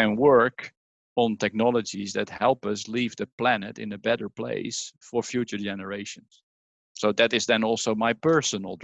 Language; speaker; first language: English; non-native, fluent; Dutch